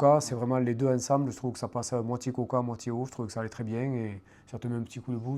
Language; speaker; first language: French; native; French